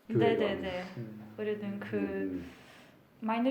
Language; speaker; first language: Korean; non-native, fluent; Hungarian